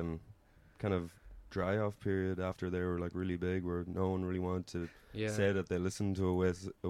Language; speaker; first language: English; native; English